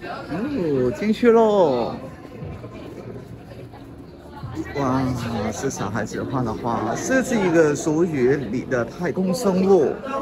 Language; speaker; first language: Chinese; non-native, local second language; Cantonese